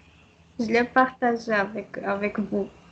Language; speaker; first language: French; non-native, local second language; Arabic